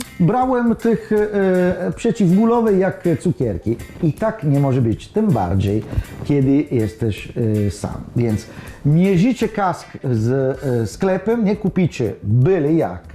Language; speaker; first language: Polish; non-native, learner; Italian